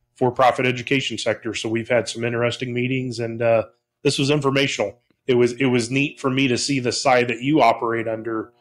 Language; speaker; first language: English; native; English